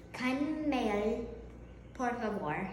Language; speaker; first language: Spanish; non-native, learner; English